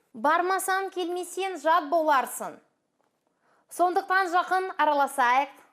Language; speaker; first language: Kazakh; non-native, local second language; Russian